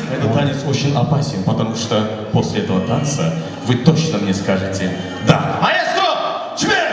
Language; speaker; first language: Russian; non-native, local second language; Kazakh